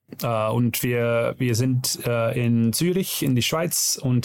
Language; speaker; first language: German; non-native, learner; Dutch